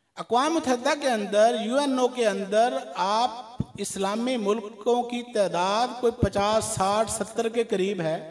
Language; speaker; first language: Urdu; non-native, local second language; Punjabi